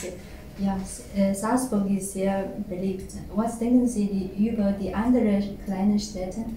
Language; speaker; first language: German; non-native, fluent; Chinese